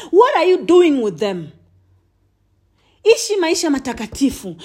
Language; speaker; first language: English; non-native, local second language; Swahili